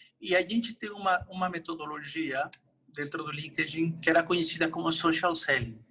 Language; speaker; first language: Portuguese; non-native, fluent; Spanish